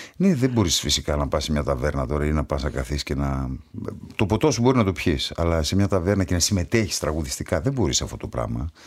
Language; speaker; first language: Greek; native; Greek